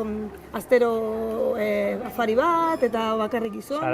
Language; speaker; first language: Basque; non-native, learner; Spanish